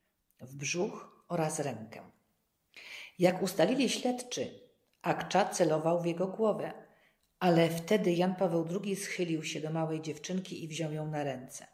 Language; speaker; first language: Polish; native; Polish